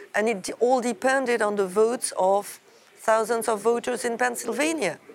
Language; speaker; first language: English; non-native, fluent; French